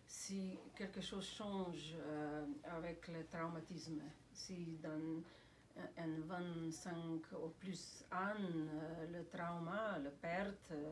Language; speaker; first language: French; non-native, fluent; Slovenian